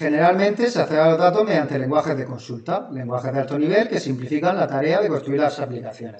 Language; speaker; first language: Spanish; native; Spanish